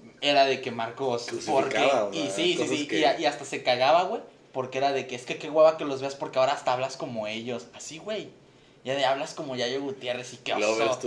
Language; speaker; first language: Spanish; native; Spanish